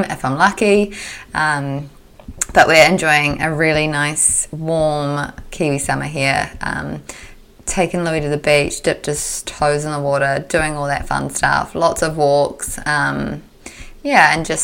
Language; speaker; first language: English; native; English